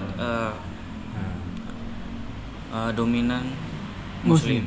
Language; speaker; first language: English; non-native, learner; Indonesian